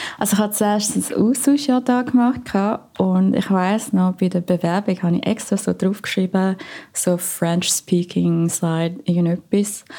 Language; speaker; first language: German; non-native, fluent; Filipino